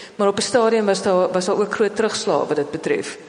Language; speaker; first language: Afrikaans; native; Afrikaans